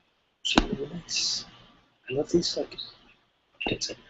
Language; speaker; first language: English; non-native, fluent; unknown